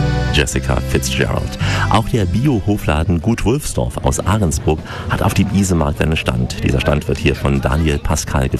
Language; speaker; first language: German; native; German